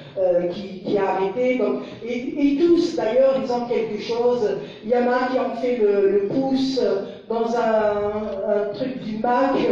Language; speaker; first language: French; non-native, local second language; Kabyle